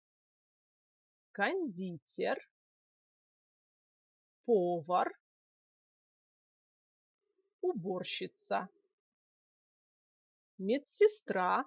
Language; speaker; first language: Russian; non-native, fluent; Polish